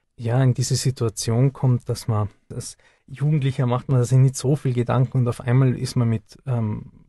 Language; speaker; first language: German; native; German